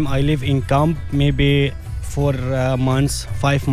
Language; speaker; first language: English; non-native, learner; Arabic